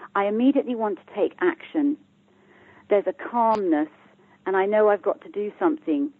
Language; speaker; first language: English; native; English